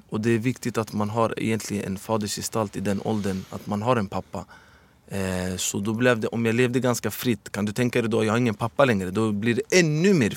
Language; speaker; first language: Swedish; early bilingual, other home language; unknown